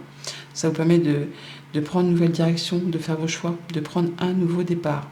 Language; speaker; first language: French; native; French